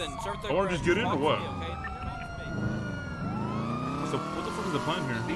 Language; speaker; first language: English; native; English